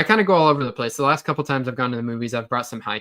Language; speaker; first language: English; native; English